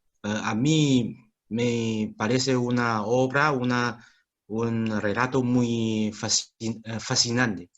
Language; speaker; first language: Spanish; non-native, fluent; Chinese